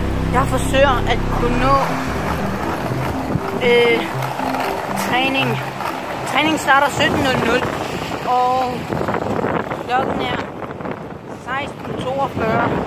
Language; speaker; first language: Danish; non-native, local second language; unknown